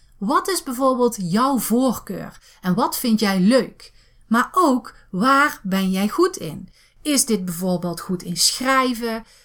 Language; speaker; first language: Dutch; native; Dutch